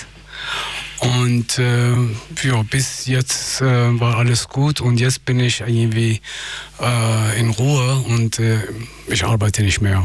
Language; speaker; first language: German; non-native, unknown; Persian